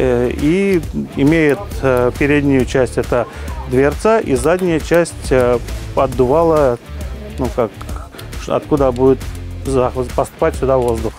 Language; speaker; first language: Russian; native; Russian